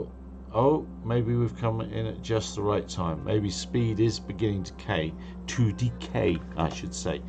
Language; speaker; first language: English; native; English